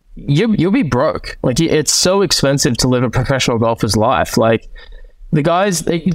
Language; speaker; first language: English; native; English